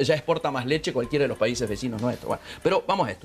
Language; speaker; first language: Spanish; native; Spanish